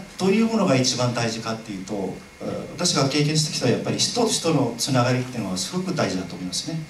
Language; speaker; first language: Japanese; non-native, fluent; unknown